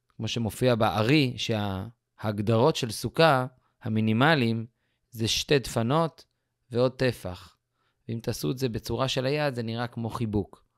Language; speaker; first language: Hebrew; native; Hebrew